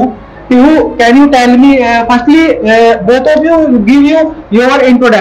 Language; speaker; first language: English; non-native, local second language; Hindi